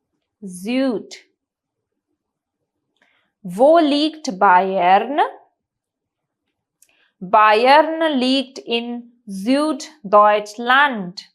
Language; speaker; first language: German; non-native, fluent; Hindi